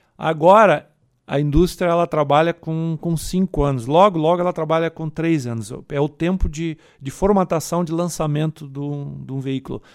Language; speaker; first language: Portuguese; native; Portuguese